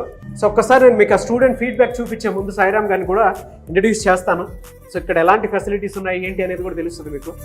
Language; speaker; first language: Telugu; native; Telugu